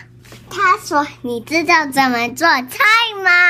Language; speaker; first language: Chinese; early bilingual, heritage; Chinese